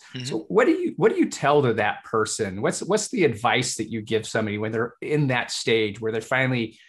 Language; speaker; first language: English; native; English